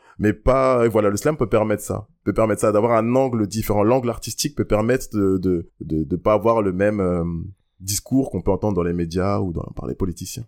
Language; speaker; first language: French; early bilingual, other home language; Lingala